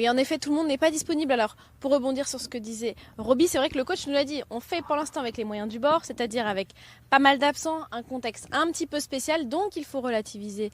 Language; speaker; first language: French; native; French